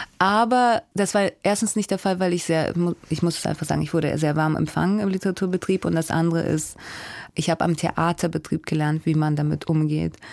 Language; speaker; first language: German; early bilingual, other home language; Russian